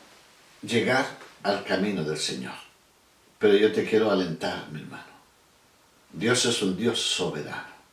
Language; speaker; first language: Spanish; native; Spanish